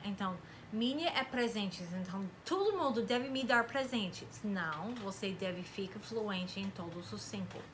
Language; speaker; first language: Portuguese; non-native, fluent; English